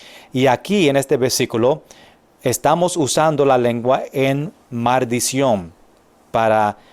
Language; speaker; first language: Spanish; non-native, fluent; English